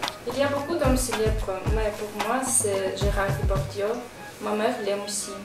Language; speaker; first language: French; non-native, learner; Russian